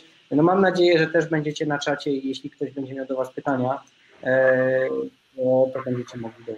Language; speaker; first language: Polish; native; Polish